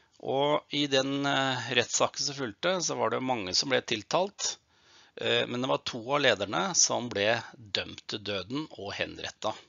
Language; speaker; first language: Norwegian; native; Norwegian